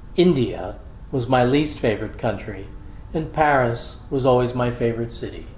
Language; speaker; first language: English; native; English